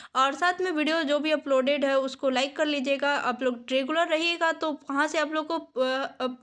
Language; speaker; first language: Hindi; native; Hindi